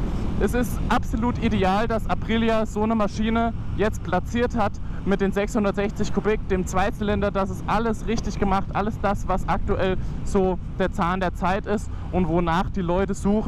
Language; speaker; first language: German; native; German